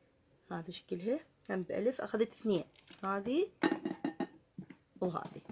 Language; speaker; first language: Arabic; native; Arabic